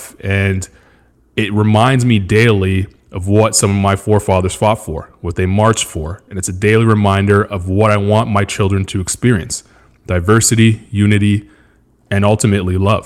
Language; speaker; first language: English; native; English